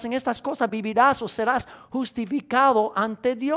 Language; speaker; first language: Spanish; non-native, fluent; English